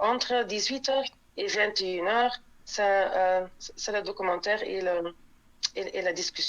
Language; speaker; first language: French; non-native, local second language; Dutch